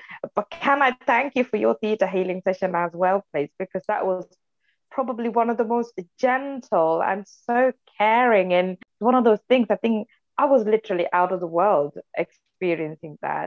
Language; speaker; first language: English; non-native, local second language; Sinhala